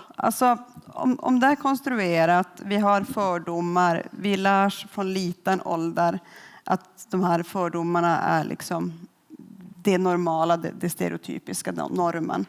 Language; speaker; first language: Swedish; native; Swedish